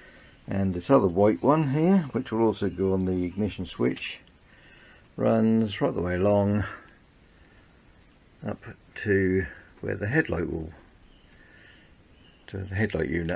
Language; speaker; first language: English; native; English